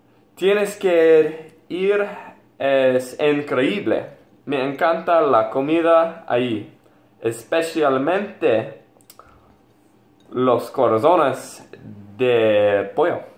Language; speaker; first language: Spanish; non-native, learner; English